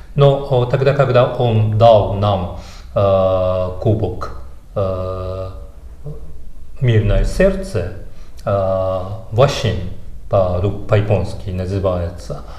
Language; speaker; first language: Russian; non-native, fluent; Japanese